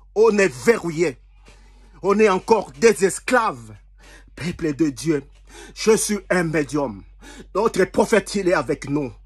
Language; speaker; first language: French; non-native, local second language; Lingala